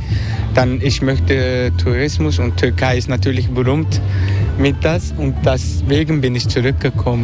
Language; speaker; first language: German; non-native, learner; Turkish